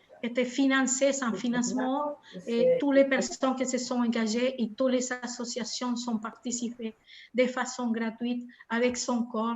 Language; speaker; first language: French; non-native, fluent; Spanish